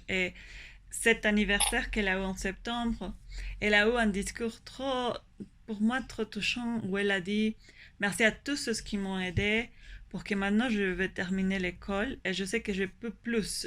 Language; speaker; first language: French; non-native, fluent; Spanish